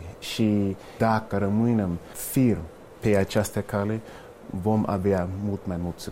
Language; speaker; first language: Romanian; non-native, fluent; English